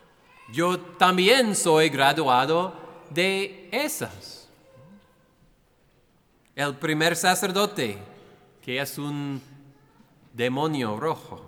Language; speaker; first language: Spanish; non-native, fluent; English